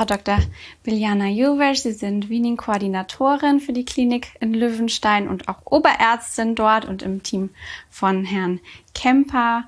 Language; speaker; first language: German; native; German